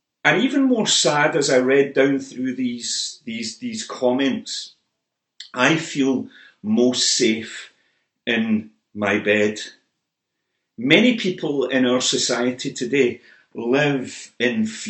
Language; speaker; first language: English; native; English